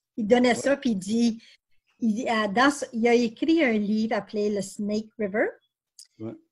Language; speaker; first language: French; native; French